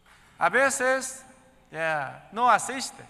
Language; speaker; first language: Spanish; non-native, learner; Korean